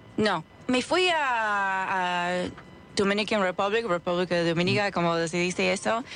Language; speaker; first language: Spanish; non-native, fluent; English